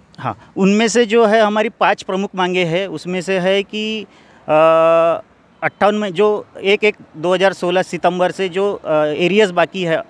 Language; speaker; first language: Hindi; non-native, local second language; Marathi